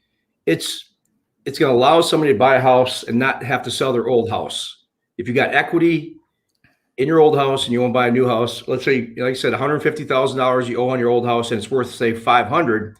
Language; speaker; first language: English; native; English